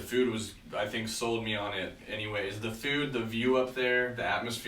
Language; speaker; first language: English; native; English